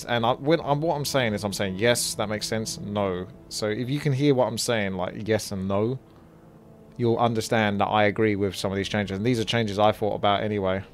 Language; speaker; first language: English; native; English